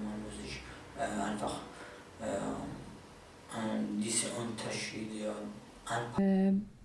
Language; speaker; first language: German; non-native, fluent; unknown